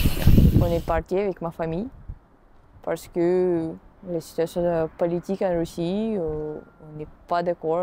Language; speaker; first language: French; non-native, fluent; Russian